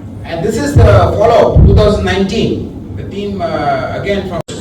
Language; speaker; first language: English; non-native, local second language; Tamil